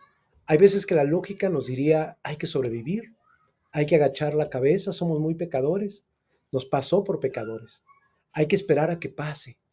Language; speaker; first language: Spanish; native; Spanish